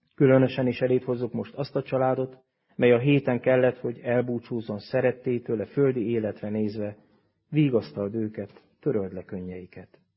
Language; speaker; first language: Hungarian; native; Hungarian